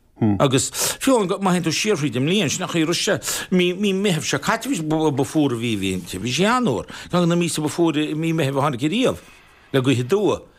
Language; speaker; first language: Irish; native; Irish